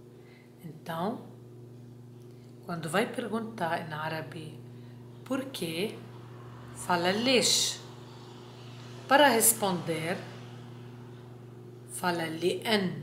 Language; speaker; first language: Portuguese; non-native, fluent; Arabic